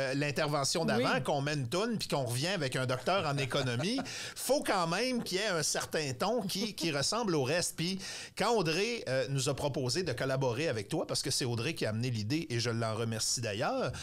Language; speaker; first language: French; native; French